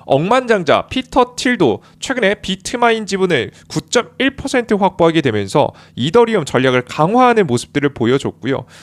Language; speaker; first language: Korean; native; Korean